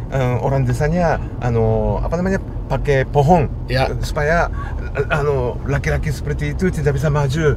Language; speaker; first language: Indonesian; non-native, fluent; Japanese